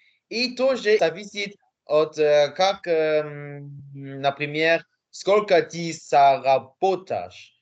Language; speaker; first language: Russian; non-native, learner; Luxembourgish